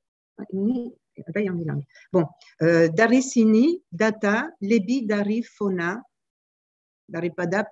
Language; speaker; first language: Indonesian; non-native, learner; French